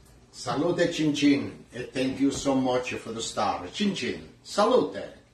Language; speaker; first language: English; non-native, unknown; Italian